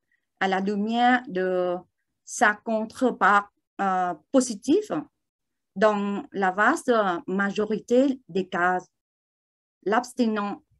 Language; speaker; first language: French; non-native, learner; Vietnamese